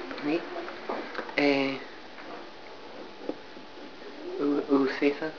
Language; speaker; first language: French; non-native, learner; English